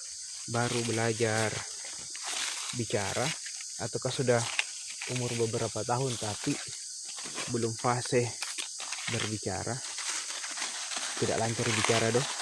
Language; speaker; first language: Indonesian; native; Indonesian